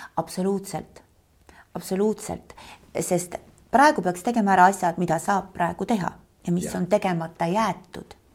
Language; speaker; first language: Estonian; native; Estonian